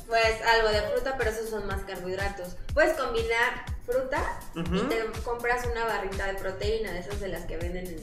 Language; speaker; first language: Spanish; native; Spanish